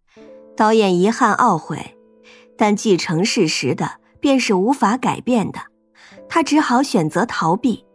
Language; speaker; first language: Chinese; native; Chinese